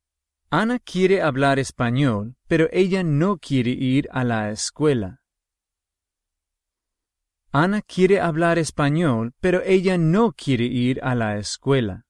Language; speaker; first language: Spanish; non-native, fluent; English